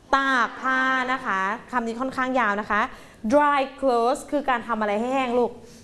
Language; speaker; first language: Thai; native; Thai